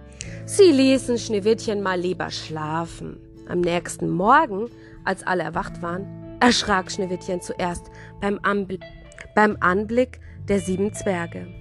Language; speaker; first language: German; native; German